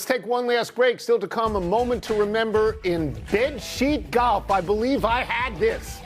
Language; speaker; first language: English; native; English